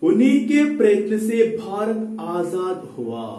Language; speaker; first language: Hindi; non-native, local second language; Kannada